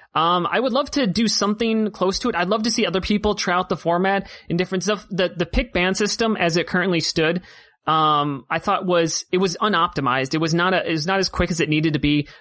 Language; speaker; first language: English; native; English